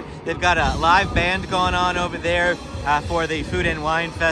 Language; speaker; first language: English; native; English